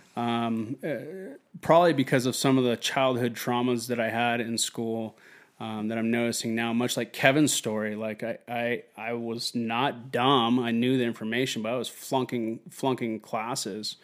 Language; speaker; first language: English; native; English